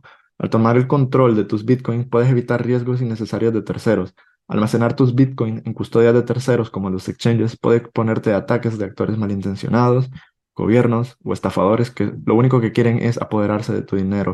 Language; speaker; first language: Spanish; native; Spanish